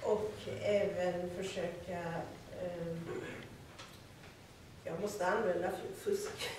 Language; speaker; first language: Swedish; non-native, fluent; Persian